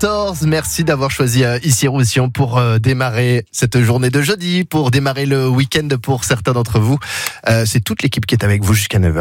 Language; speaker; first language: French; native; French